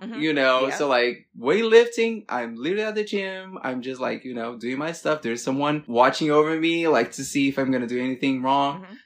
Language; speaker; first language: English; non-native, fluent; Portuguese